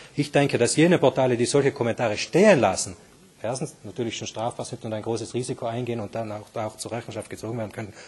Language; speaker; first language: German; native; German